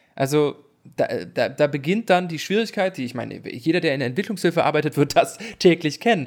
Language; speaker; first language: German; native; German